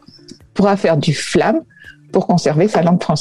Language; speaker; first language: French; native; French